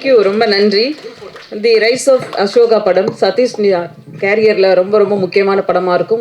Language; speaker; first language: Tamil; native; Tamil